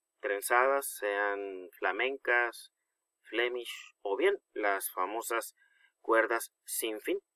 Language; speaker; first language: Spanish; native; Spanish